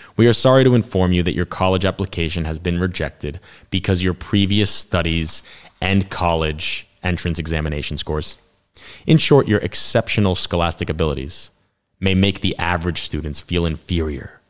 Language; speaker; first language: English; native; English